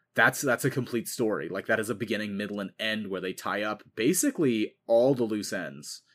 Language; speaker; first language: English; native; English